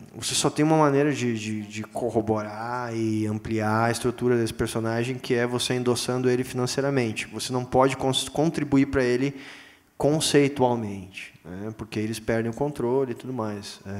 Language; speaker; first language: Portuguese; native; Portuguese